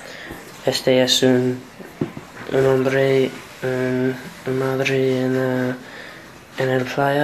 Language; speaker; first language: Spanish; non-native, learner; English